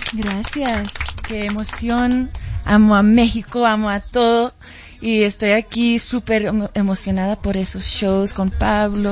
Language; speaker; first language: Spanish; early bilingual, heritage; English